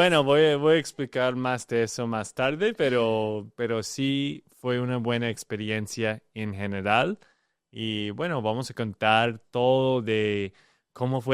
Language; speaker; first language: Spanish; non-native, learner; English